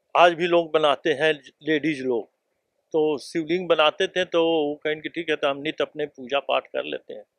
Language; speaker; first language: Hindi; native; Hindi